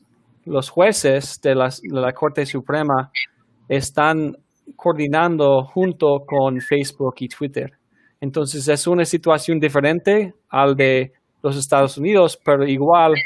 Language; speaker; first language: Spanish; non-native, fluent; English